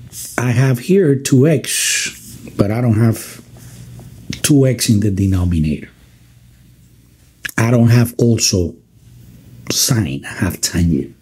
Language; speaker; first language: English; non-native, fluent; Spanish